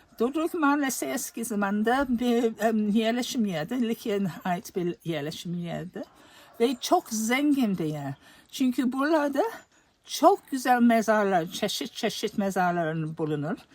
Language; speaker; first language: Turkish; non-native, learner; English